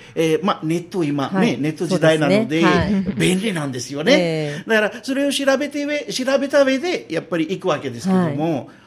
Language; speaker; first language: Japanese; non-native, fluent; Urdu